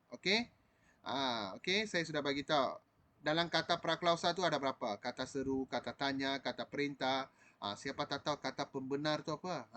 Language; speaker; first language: Malay; non-native, local second language; Tamil